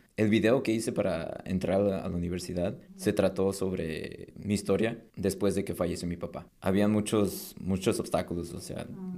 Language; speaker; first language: Spanish; early bilingual, heritage; Spanish